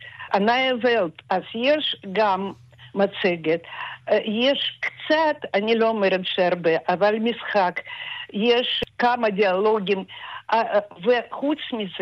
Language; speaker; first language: Hebrew; non-native, fluent; Russian